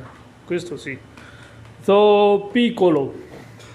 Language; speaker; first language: Italian; non-native, learner; Punjabi